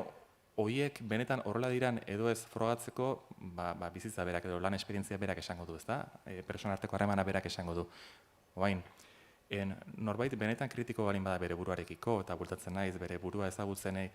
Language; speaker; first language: Basque; native; Basque